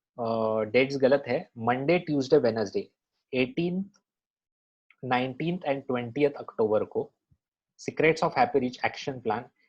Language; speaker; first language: Hindi; non-native, local second language; Marathi